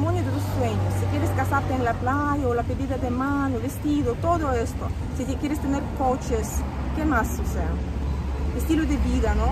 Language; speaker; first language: Spanish; native; Spanish